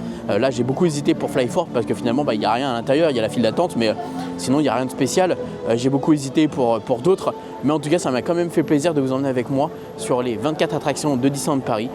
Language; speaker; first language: French; native; French